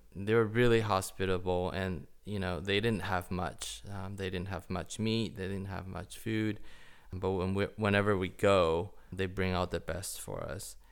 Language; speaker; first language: English; early bilingual, other home language; Chinese